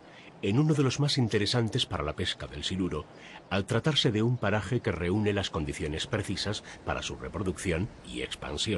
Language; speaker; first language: Spanish; native; Spanish